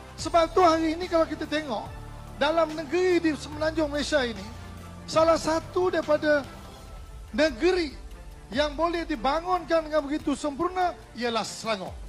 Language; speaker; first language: Malay; native; Malay